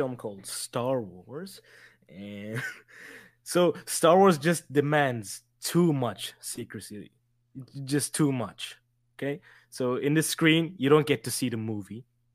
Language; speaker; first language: English; non-native, fluent; Turkish